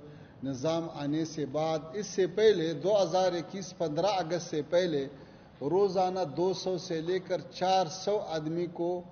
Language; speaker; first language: Hindi; non-native, learner; Pashto